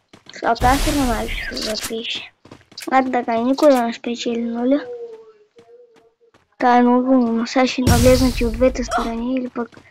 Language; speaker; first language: Bulgarian; native; Bulgarian